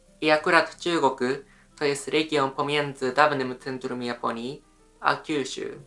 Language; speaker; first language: Polish; non-native, fluent; Japanese